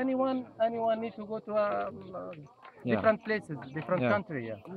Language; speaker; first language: English; non-native, learner; Kurdish